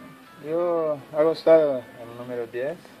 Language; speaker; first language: Spanish; non-native, learner; Portuguese